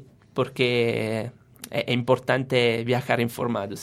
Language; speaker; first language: Spanish; non-native, fluent; Italian